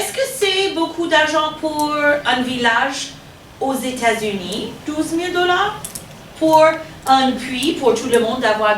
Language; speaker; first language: French; non-native, fluent; English